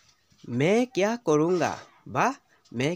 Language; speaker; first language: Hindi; non-native, local second language; Assamese